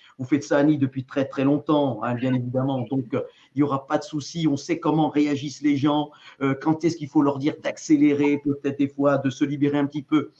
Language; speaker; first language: French; native; French